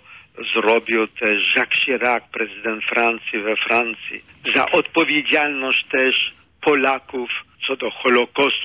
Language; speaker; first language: Polish; early bilingual, heritage; Polish